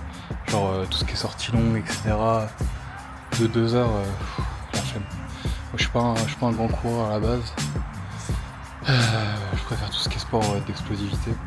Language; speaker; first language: French; native; French